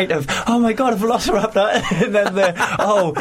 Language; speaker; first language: English; native; English